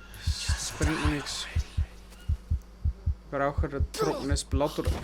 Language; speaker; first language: German; native; German